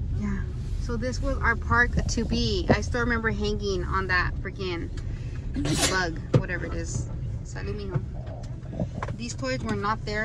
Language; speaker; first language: English; early bilingual, other home language; Spanish